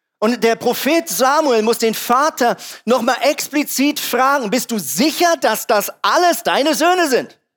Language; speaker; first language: German; native; German